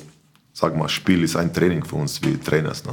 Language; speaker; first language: German; non-native, learner; Slovenian